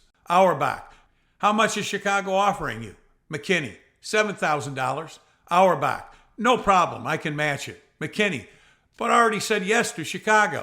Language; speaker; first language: English; native; English